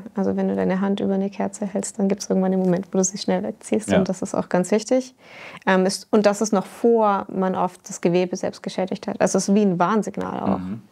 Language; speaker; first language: German; native; German